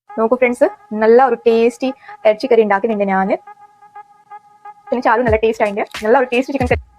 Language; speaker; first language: Malayalam; non-native, local second language; Hindi